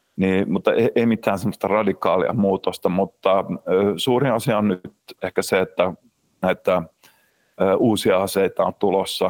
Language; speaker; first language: Finnish; native; Finnish